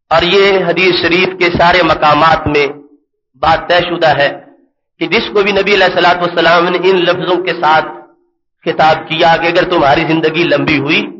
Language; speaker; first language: Urdu; native; Urdu